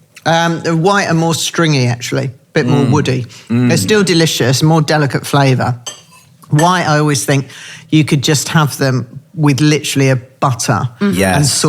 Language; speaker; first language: English; native; English